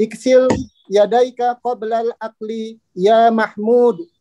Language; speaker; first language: Arabic; non-native, learner; Indonesian